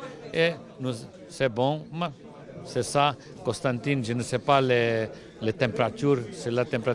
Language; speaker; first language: French; non-native, learner; Portuguese